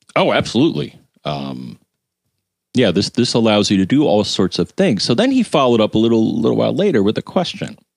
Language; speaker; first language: English; native; English